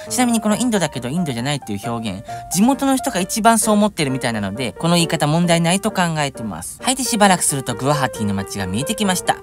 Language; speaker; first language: Japanese; native; Japanese